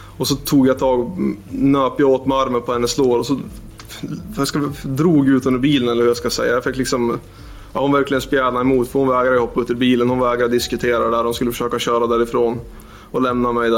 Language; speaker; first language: Swedish; native; Swedish